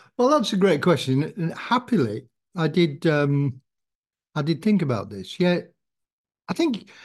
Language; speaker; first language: English; native; English